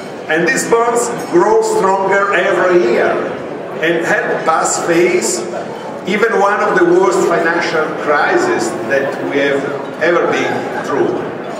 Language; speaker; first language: English; non-native, fluent; Italian